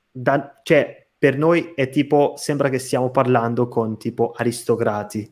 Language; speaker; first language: Italian; non-native, fluent; Portuguese